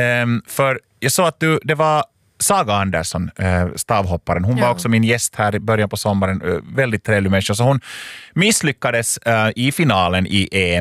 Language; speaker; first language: Swedish; native; Swedish